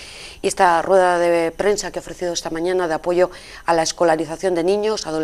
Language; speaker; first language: Spanish; native; Spanish